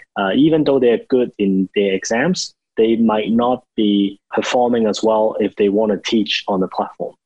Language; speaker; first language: English; non-native, local second language; Cantonese